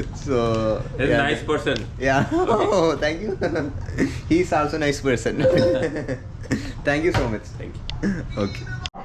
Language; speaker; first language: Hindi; non-native, learner; Malayalam